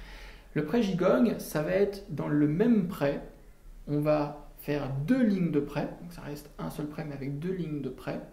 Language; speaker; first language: French; native; French